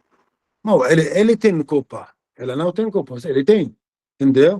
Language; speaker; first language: Portuguese; non-native, fluent; Arabic